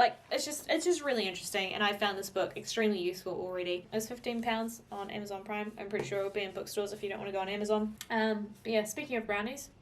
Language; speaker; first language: English; native; English